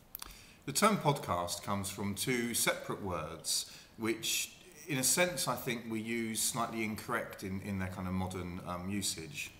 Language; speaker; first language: English; native; English